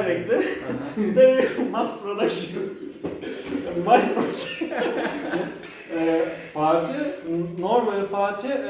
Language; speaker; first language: English; non-native, learner; Turkish